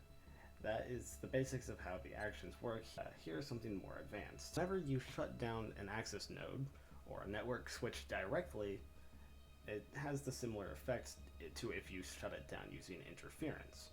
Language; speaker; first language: English; native; English